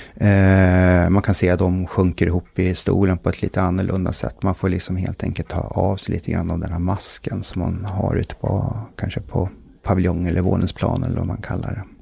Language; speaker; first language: Swedish; native; Swedish